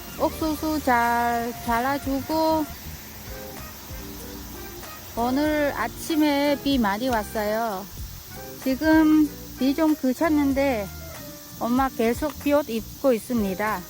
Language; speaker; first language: Korean; non-native, learner; Vietnamese